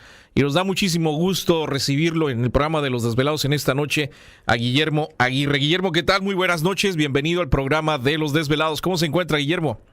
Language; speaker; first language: Spanish; native; Spanish